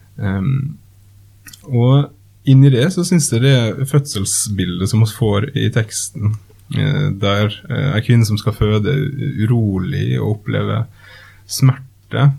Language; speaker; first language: Norwegian; native; Norwegian